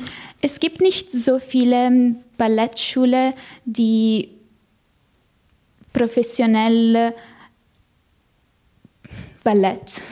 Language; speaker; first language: German; non-native, fluent; Italian